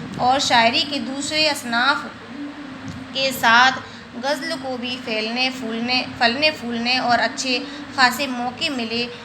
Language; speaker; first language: Urdu; native; Urdu